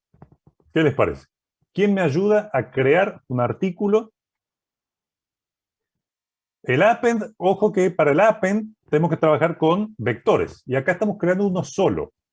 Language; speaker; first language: Spanish; native; Spanish